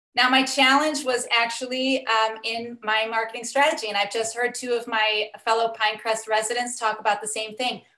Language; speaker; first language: English; native; English